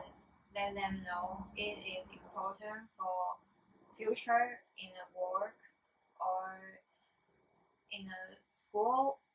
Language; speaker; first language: English; non-native, learner; Chinese